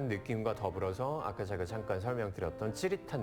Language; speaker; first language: Korean; native; Korean